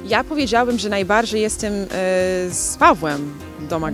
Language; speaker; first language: Polish; non-native, learner; English